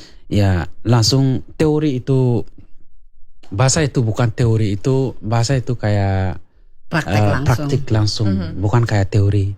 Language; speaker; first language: Indonesian; non-native, learner; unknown